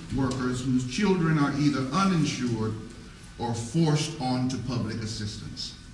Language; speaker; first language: English; native; English